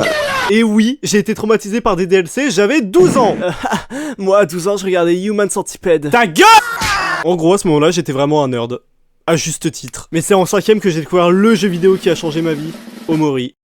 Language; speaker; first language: French; native; French